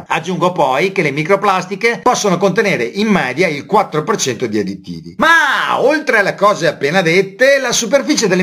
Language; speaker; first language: Italian; native; Italian